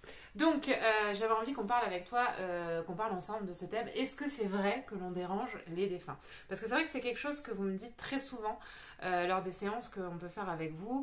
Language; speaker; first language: French; native; French